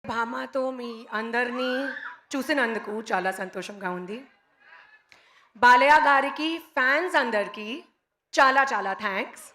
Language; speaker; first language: Telugu; non-native, learner; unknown